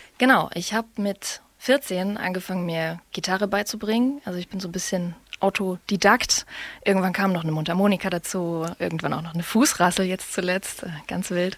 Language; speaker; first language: German; native; German